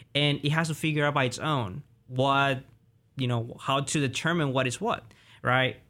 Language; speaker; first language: English; early bilingual, other home language; Spanish